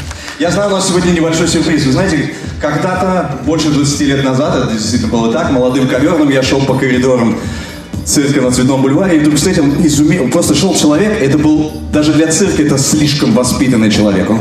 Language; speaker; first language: Russian; native; Russian